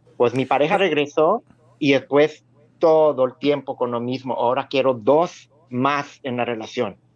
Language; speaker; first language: Spanish; early bilingual, heritage; Spanish